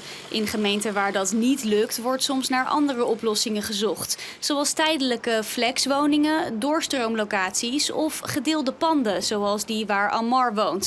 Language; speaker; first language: Dutch; native; Dutch